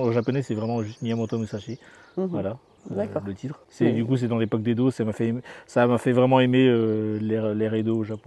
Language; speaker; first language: French; native; French